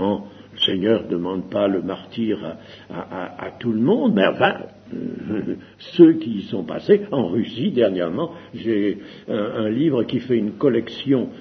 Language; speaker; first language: French; native; French